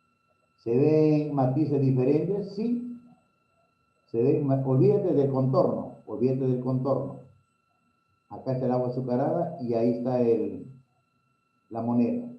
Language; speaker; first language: Spanish; native; Spanish